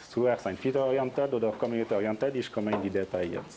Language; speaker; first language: German; non-native, local second language; French